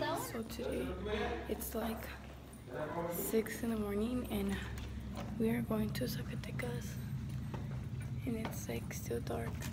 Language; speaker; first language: English; early bilingual, other home language; Spanish